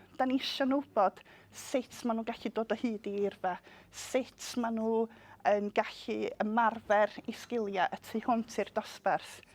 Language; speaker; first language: Welsh; non-native, local second language; English